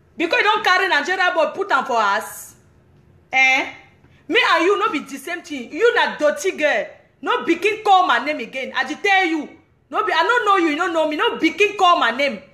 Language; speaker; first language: English; non-native, local second language; French